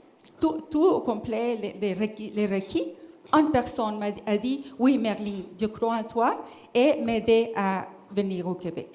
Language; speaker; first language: French; non-native, fluent; Spanish